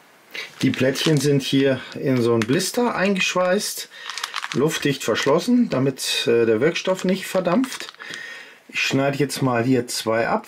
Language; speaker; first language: German; native; German